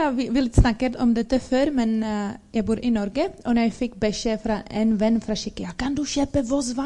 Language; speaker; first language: Norwegian; non-native, learner; Czech